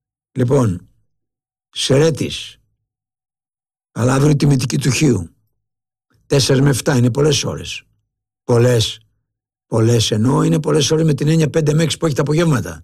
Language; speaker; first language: Greek; native; Greek